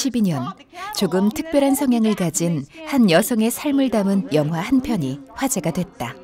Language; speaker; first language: Korean; native; Korean